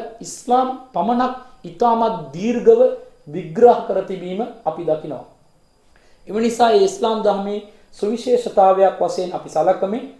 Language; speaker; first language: Sinhala; non-native, local second language; Tamil